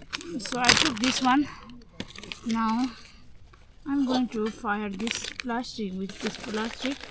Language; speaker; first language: English; non-native, learner; Tibetan